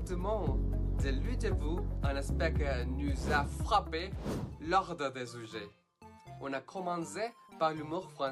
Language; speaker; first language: French; non-native, learner; Spanish